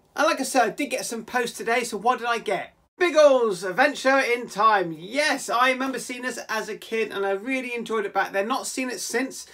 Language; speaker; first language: English; native; English